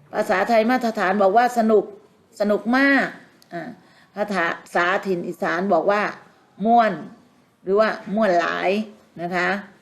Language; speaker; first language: Thai; native; Thai